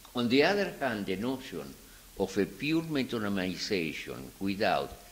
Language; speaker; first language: English; non-native, fluent; Spanish